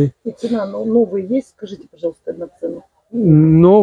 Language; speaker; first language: Russian; native; Russian